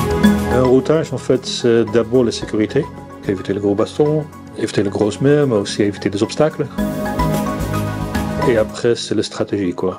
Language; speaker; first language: French; non-native, fluent; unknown